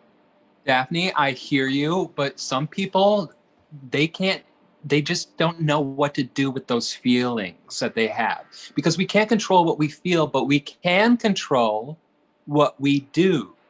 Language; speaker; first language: English; native; English